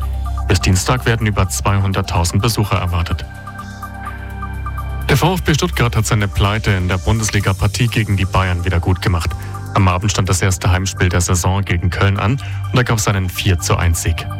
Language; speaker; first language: German; native; German